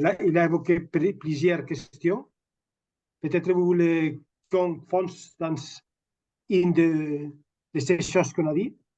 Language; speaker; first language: French; non-native, fluent; Catalan